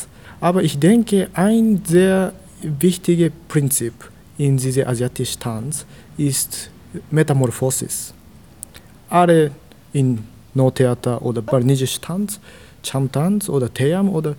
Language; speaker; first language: German; non-native, learner; Japanese